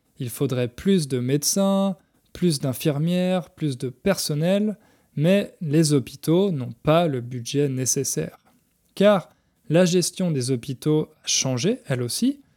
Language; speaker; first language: French; native; French